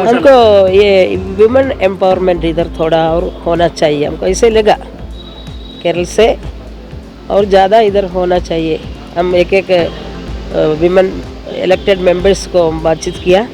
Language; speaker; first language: Hindi; non-native, learner; Malayalam